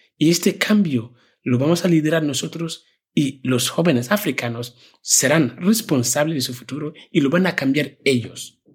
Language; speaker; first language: Spanish; non-native, fluent; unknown